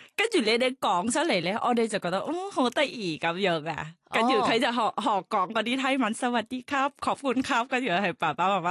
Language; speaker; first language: Cantonese; non-native, fluent; Thai